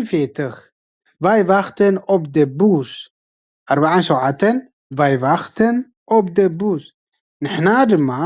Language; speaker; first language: Dutch; non-native, fluent; Tigrinya